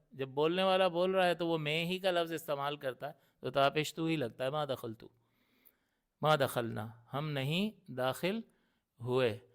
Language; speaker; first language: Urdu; native; Urdu